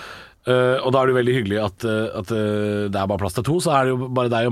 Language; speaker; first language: Norwegian; native; Norwegian